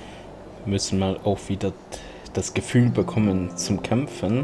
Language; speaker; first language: German; non-native, local second language; Luxembourgish